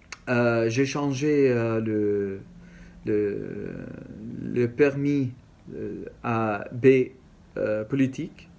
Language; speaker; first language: French; non-native, learner; Arabic